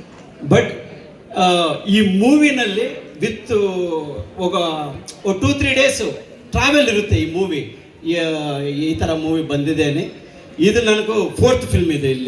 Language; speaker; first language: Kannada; non-native, learner; Telugu